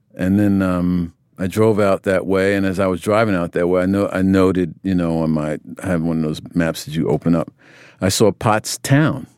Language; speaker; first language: English; native; English